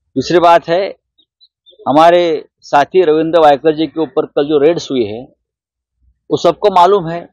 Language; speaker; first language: Hindi; non-native, local second language; Marathi